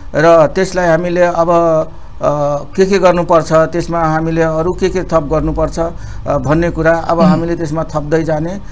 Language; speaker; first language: Nepali; non-native, local second language; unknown